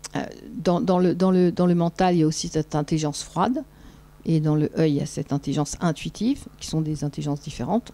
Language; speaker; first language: French; native; French